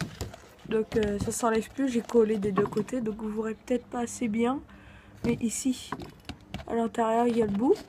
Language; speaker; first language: French; native; French